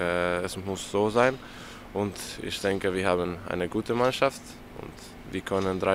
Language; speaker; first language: German; non-native, learner; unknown